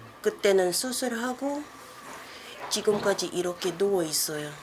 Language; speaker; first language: Korean; non-native, learner; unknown